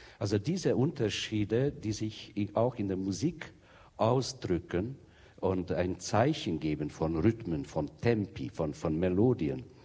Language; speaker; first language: German; non-native, fluent; Hungarian